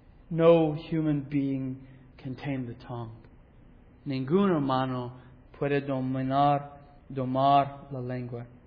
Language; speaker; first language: Spanish; non-native, learner; English